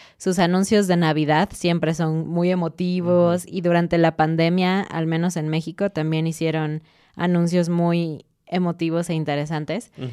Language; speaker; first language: Spanish; native; Spanish